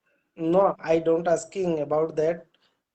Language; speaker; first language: English; non-native, learner; Bangla